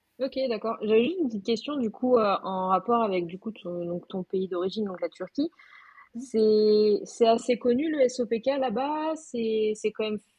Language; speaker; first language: French; native; French